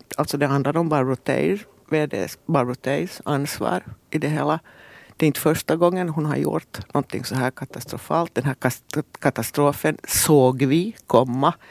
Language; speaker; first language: Swedish; native; Swedish